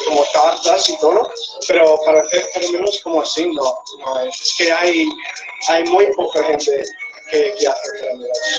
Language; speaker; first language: Spanish; non-native, fluent; English